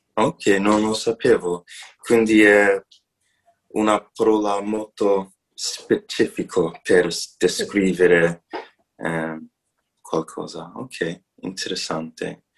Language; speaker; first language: Italian; non-native, learner; English